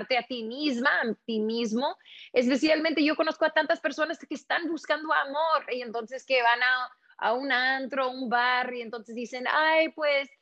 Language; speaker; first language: Spanish; early bilingual, heritage; Spanish